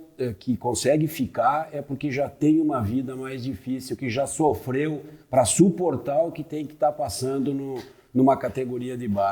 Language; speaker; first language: Portuguese; native; Portuguese